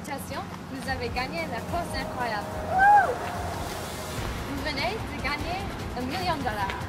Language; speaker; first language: French; non-native, learner; English